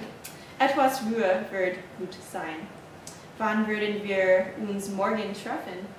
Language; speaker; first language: German; non-native, learner; English